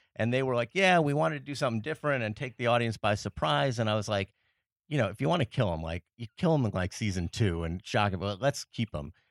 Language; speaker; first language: English; early bilingual, other home language; French